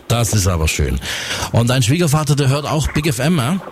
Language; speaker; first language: German; native; German